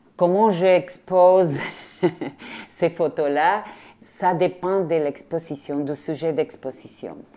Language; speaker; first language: French; non-native, fluent; Spanish